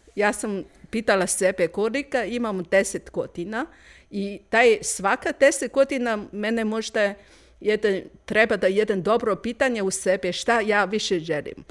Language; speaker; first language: Croatian; non-native, learner; Chinese